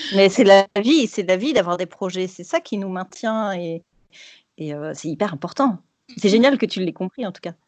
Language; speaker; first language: French; native; French